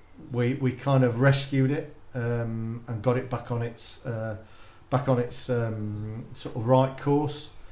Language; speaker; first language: English; native; English